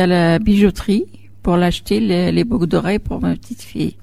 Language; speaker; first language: French; non-native, local second language; Arabic